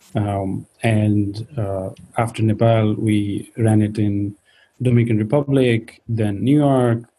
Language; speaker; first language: English; non-native, local second language; Nepali